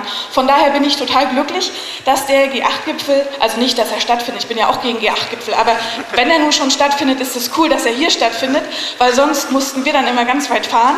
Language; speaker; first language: German; native; German